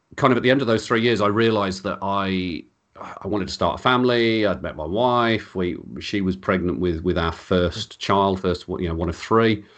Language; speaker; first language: English; native; English